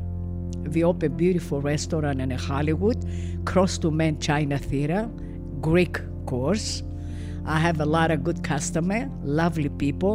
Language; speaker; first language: English; non-native, learner; Greek